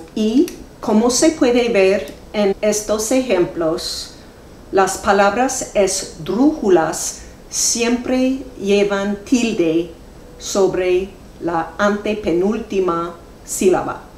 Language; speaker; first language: Spanish; non-native, fluent; English